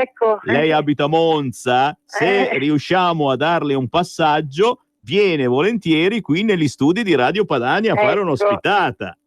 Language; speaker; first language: Italian; native; Italian